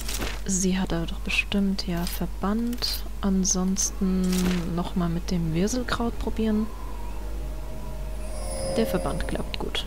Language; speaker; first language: German; native; German